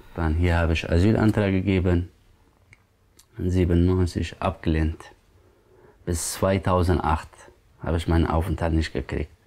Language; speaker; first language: German; non-native, learner; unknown